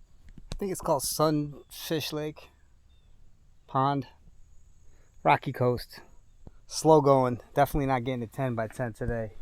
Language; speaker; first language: English; native; English